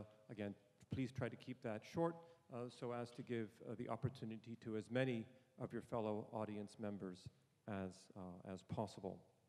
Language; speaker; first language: English; native; English